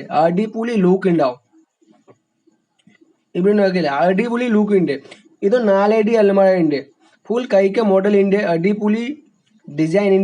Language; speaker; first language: Malayalam; non-native, learner; Hindi